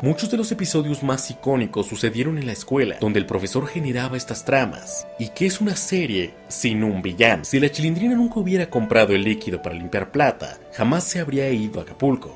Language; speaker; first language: Spanish; native; Spanish